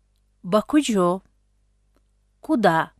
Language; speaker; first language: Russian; non-native, local second language; Tajik